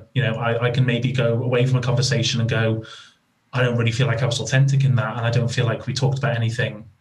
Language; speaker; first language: English; native; English